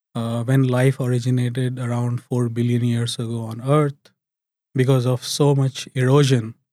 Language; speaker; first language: English; non-native, local second language; Hindi